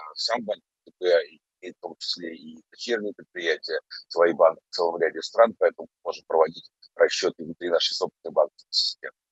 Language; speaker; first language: Russian; native; Russian